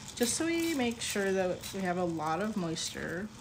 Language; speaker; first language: English; native; English